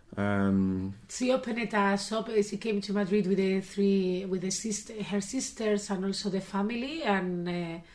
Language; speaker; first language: English; non-native, fluent; Spanish